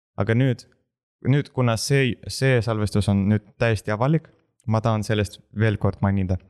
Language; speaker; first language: Estonian; non-native, local second language; Russian